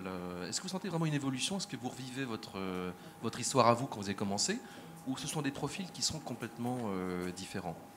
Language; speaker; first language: French; native; French